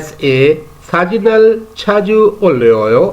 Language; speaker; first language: Korean; non-native, fluent; Urdu